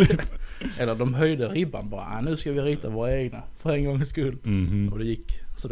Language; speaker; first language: Swedish; native; Swedish